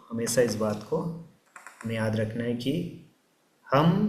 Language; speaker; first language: Hindi; native; Hindi